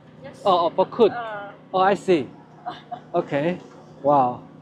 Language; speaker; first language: English; non-native, learner; Chinese